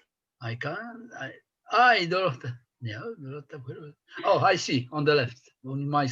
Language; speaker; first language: English; non-native, fluent; Polish